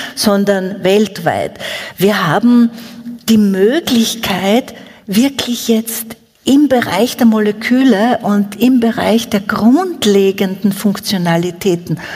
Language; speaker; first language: German; native; German